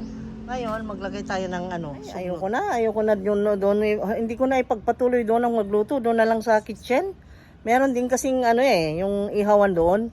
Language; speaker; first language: Filipino; non-native, local second language; Cebuano